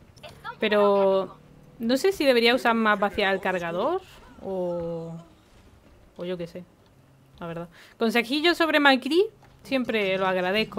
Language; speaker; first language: Spanish; native; Spanish